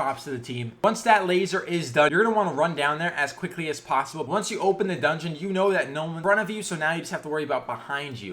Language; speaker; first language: English; native; English